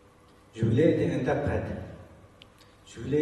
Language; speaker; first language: French; non-native, fluent; Tibetan